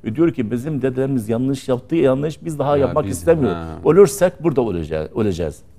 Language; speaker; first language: Turkish; non-native, learner; Arabic